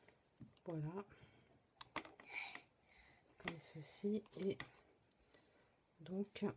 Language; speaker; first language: French; native; French